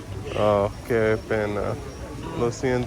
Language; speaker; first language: Spanish; non-native, learner; English